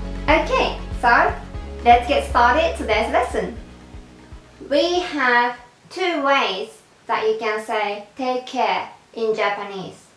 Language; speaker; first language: English; non-native, fluent; Japanese